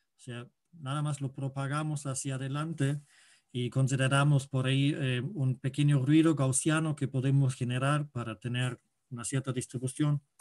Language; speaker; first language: Spanish; non-native, fluent; German